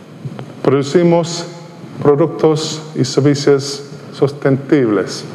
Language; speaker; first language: Spanish; non-native, fluent; English